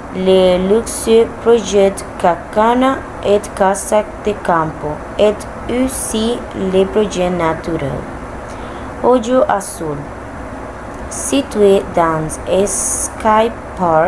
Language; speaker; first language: French; non-native, learner; Spanish